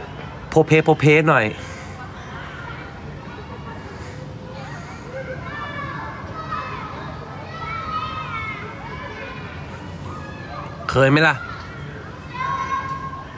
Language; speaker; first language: Thai; native; Thai